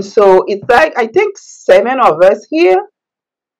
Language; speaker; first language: English; non-native, fluent; Haitian Creole